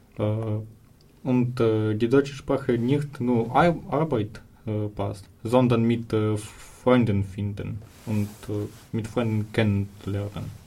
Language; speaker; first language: German; non-native, learner; Ukrainian